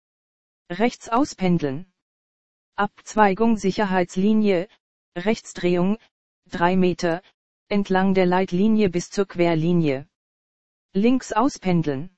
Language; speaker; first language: German; native; German